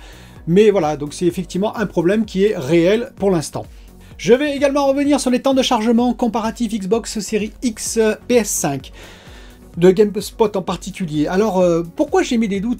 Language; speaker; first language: French; native; French